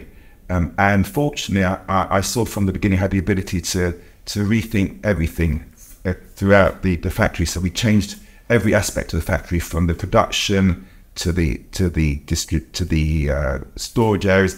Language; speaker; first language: English; native; English